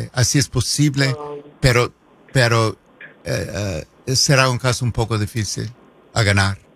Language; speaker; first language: Spanish; non-native, fluent; English